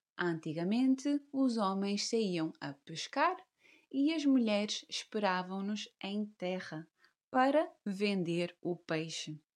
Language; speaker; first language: Portuguese; native; Portuguese